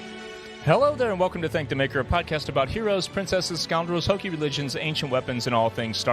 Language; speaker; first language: English; native; English